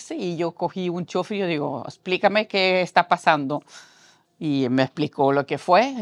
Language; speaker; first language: Spanish; non-native, fluent; Norwegian